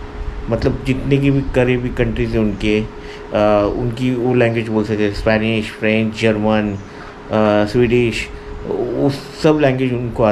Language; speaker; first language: Hindi; non-native, local second language; Marathi